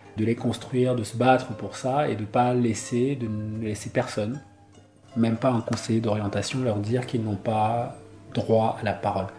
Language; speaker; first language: French; non-native, local second language; Duala